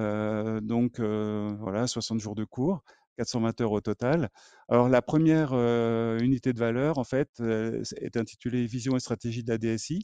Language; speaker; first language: French; native; French